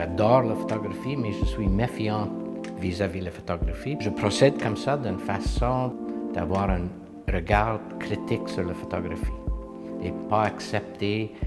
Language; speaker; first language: French; non-native, local second language; English